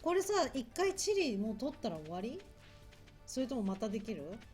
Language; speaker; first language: Japanese; native; Japanese